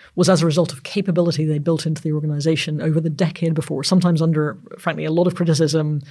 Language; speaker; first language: English; native; English